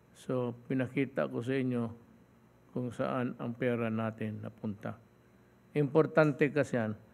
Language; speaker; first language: Filipino; non-native, local second language; Cebuano